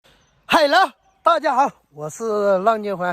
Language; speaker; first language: Chinese; native; Chinese